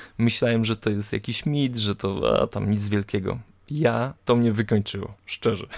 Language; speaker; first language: Polish; native; Polish